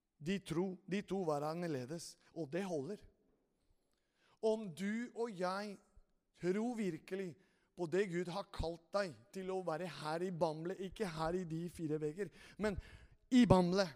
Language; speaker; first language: Norwegian; non-native, fluent; Spanish